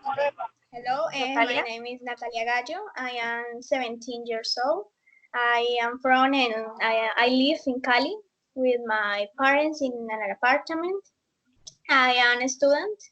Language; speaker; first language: English; non-native, learner; Spanish